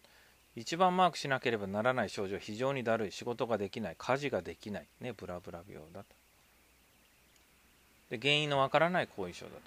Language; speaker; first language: Japanese; native; Japanese